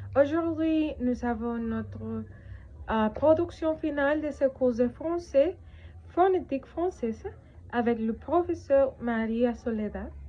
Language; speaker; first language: French; non-native, learner; Spanish